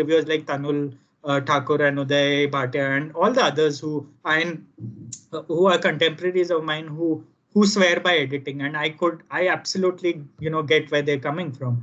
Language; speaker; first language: English; non-native, local second language; Gujarati